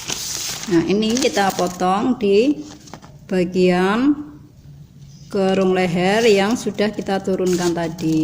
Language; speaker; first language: Indonesian; native; Indonesian